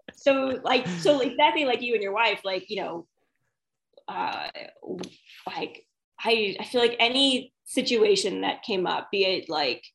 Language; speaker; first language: English; native; English